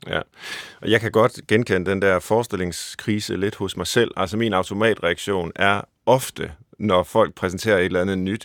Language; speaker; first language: Danish; native; Danish